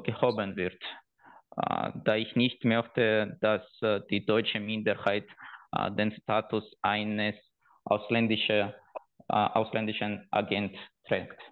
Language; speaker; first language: German; non-native, fluent; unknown